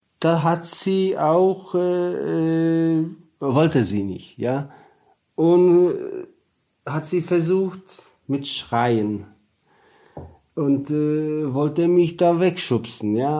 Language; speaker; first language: German; non-native, learner; Polish